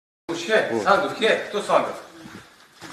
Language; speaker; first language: Russian; native; Russian